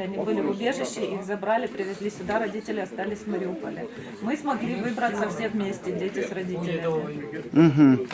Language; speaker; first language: Russian; native; Russian